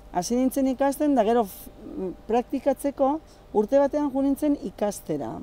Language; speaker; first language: Basque; native; Basque